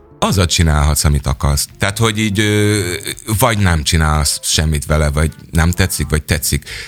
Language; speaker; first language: Hungarian; non-native, fluent; English